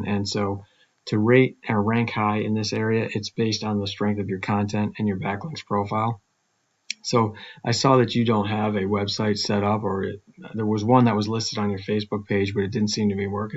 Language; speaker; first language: English; native; English